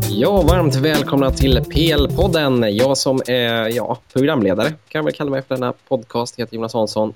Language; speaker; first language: Swedish; native; Swedish